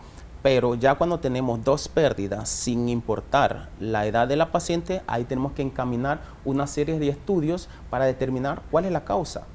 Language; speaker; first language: Spanish; native; Spanish